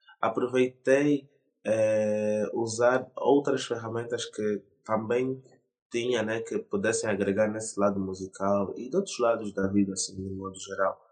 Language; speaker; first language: Portuguese; native; Portuguese